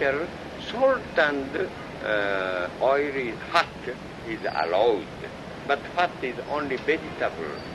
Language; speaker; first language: English; non-native, learner; Japanese